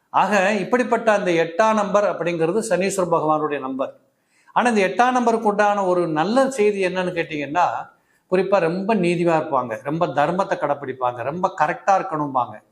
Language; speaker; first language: Tamil; native; Tamil